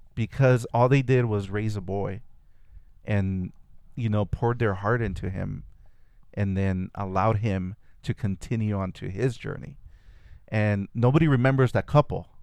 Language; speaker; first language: English; early bilingual, other home language; Spanish